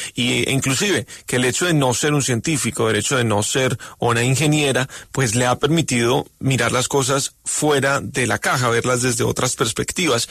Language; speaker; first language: Spanish; native; Spanish